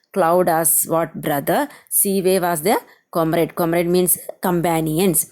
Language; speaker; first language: English; non-native, local second language; Malayalam